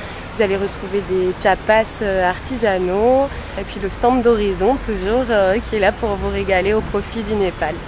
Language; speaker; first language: French; native; French